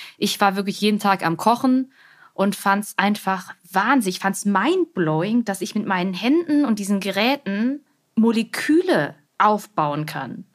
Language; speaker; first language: German; early bilingual, other home language; Vietnamese